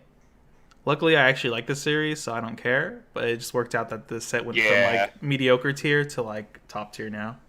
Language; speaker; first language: English; native; English